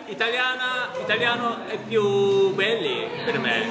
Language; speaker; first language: Italian; non-native, learner; Korean